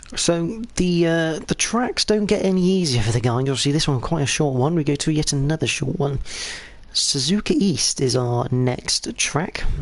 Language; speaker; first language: English; native; English